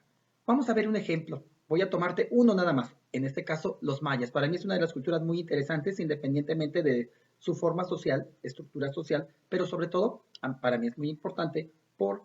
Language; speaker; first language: Spanish; native; Spanish